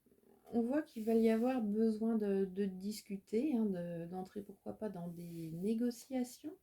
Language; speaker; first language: French; native; French